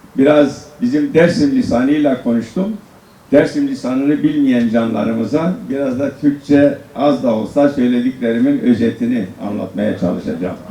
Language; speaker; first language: Turkish; non-native, local second language; Zaza